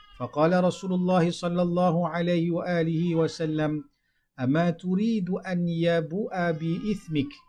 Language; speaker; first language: Arabic; non-native, fluent; Malay